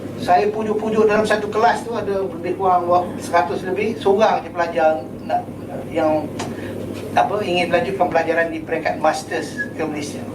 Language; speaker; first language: Malay; native; Malay